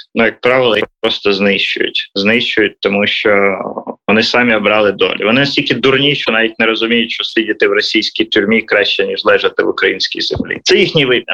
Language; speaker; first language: Ukrainian; native; Ukrainian